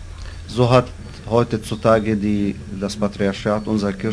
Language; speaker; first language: German; non-native, learner; Arabic